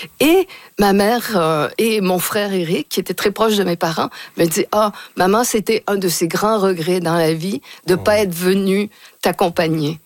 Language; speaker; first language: French; native; French